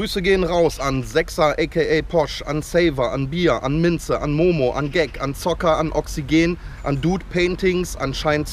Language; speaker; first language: German; native; German